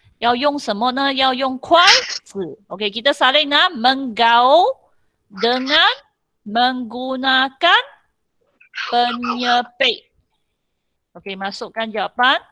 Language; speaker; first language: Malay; non-native, local second language; Chinese